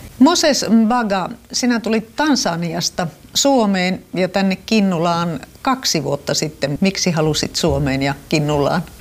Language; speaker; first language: Finnish; native; Finnish